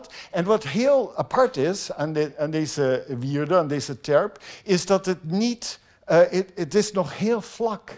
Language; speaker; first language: Dutch; non-native, fluent; English